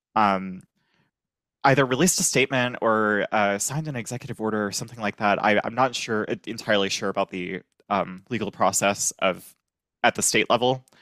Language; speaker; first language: English; native; English